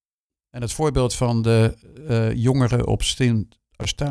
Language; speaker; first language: Dutch; native; Dutch